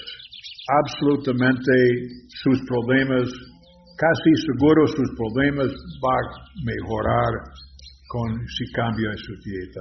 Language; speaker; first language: Spanish; non-native, learner; English